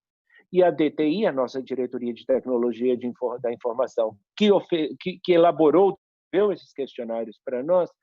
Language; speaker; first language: Portuguese; native; Portuguese